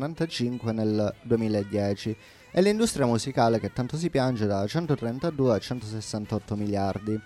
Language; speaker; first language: Italian; native; Italian